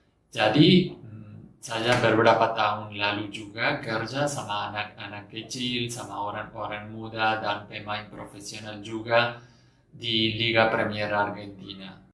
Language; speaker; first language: Indonesian; non-native, fluent; Spanish